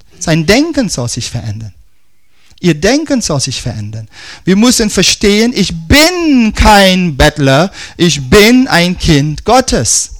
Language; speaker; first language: German; non-native, fluent; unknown